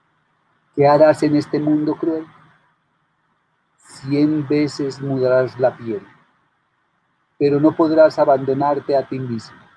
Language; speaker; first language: Spanish; native; Spanish